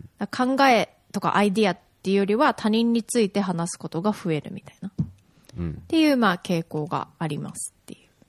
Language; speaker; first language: Japanese; early bilingual, heritage; Japanese